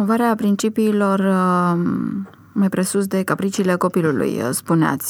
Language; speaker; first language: Romanian; native; Romanian